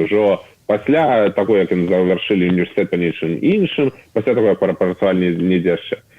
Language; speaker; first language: Belarusian; non-native, local second language; Russian